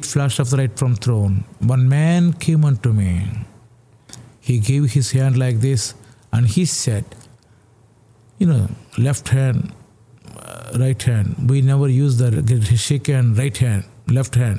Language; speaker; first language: English; non-native, local second language; Telugu